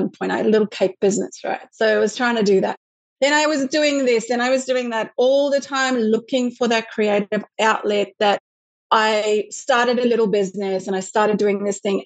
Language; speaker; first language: English; native; English